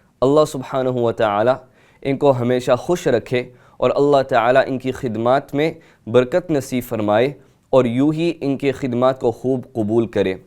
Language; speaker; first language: Urdu; early bilingual, heritage; Urdu